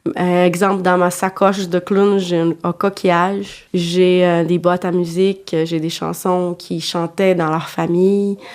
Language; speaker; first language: French; non-native, fluent; Portuguese